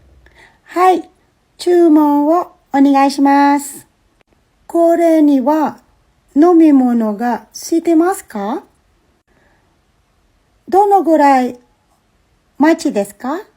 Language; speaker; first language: Japanese; non-native, fluent; Filipino